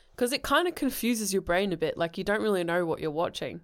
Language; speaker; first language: English; native; English